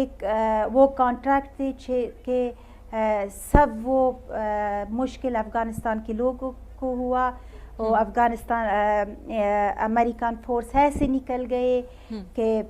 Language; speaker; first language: Hindi; non-native, learner; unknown